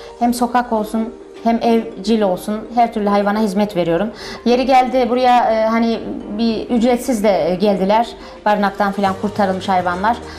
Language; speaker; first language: Turkish; early bilingual, heritage; Turkish